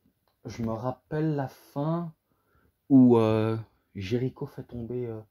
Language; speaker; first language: French; native; French